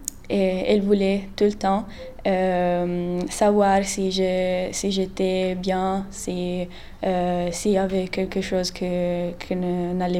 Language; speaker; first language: French; non-native, learner; Italian